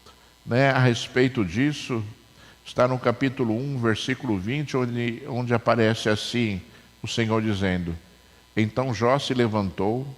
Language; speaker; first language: Portuguese; native; Portuguese